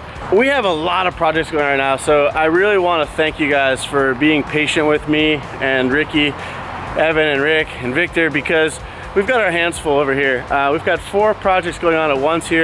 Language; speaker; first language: English; native; English